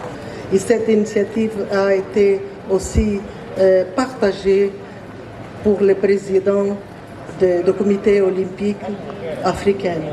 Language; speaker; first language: French; non-native, learner; Portuguese